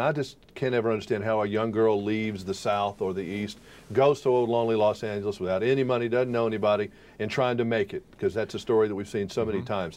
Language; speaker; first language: English; native; English